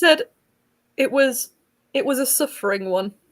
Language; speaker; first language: English; native; English